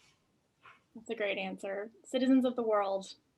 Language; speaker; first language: English; native; English